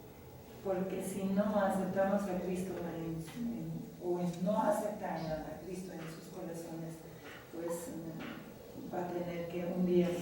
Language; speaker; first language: Spanish; non-native, fluent; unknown